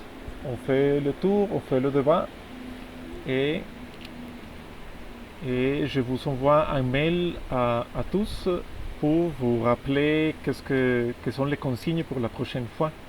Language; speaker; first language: French; non-native, fluent; Spanish